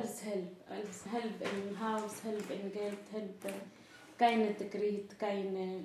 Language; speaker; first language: German; non-native, learner; Arabic